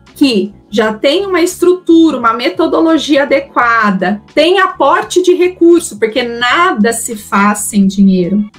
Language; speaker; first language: Portuguese; native; Portuguese